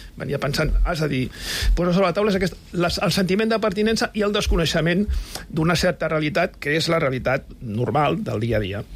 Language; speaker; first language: Catalan; native; Catalan